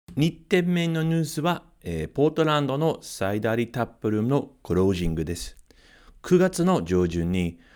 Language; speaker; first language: Japanese; non-native, fluent; English